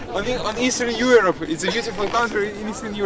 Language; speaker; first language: English; non-native, learner; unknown